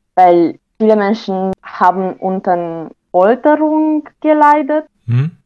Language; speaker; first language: German; non-native, fluent; Romanian